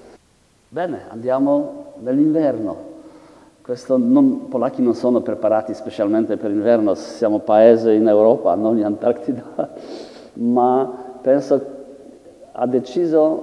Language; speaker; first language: Italian; non-native, learner; Polish